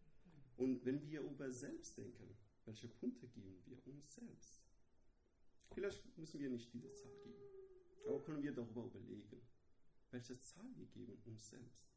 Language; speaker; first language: German; non-native, learner; Persian